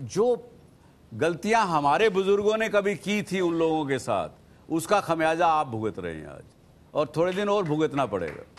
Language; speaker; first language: Hindi; native; Hindi